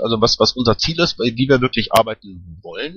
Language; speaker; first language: German; native; German